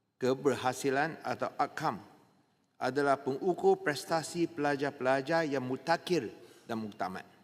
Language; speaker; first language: Malay; non-native, local second language; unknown